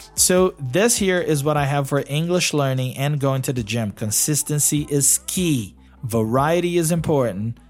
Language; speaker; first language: English; non-native, fluent; Portuguese